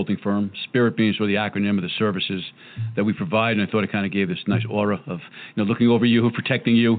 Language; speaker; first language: English; native; English